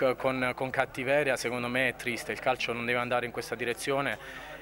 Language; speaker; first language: Italian; native; Italian